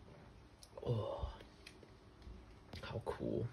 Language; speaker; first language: Chinese; non-native, learner; English